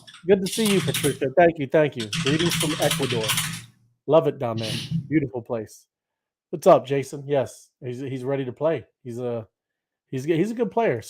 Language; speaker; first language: English; native; English